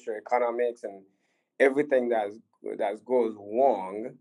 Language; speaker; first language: English; non-native, fluent; Haitian Creole